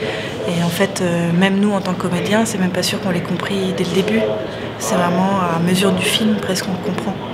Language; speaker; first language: French; native; French